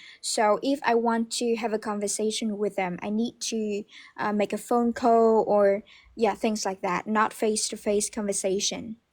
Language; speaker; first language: English; non-native, fluent; Vietnamese